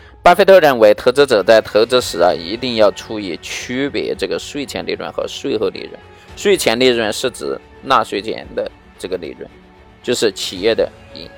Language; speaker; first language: Chinese; native; Chinese